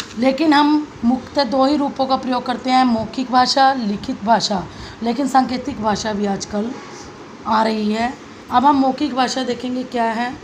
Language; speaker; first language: Hindi; native; Hindi